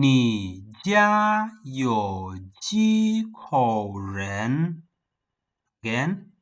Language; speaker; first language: Chinese; non-native, fluent; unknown